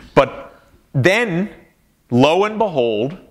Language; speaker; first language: English; native; English